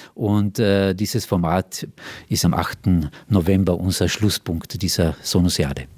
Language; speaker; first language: German; non-native, local second language; Slovenian